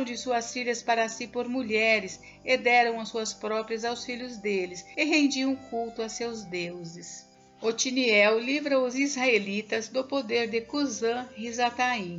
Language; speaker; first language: Portuguese; native; Portuguese